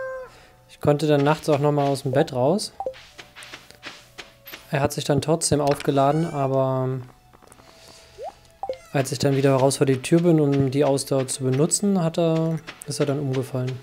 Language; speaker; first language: German; native; German